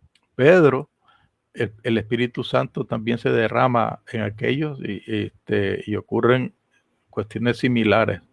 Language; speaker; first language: Spanish; native; Spanish